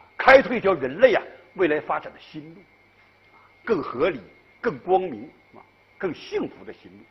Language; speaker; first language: Chinese; native; Chinese